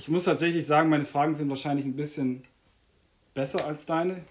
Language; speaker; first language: German; native; German